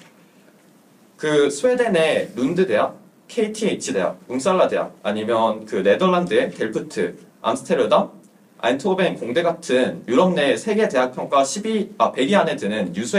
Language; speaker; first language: Korean; native; Korean